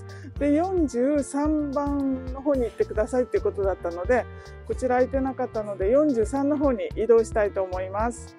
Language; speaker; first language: Japanese; native; Japanese